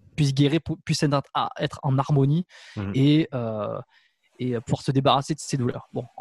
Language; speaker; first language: French; native; French